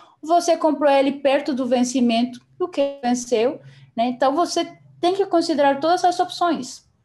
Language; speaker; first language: Portuguese; non-native, fluent; Spanish